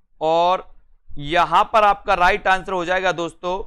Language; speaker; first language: Hindi; native; Hindi